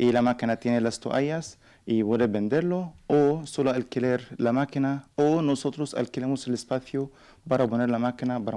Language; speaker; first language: Spanish; non-native, learner; Arabic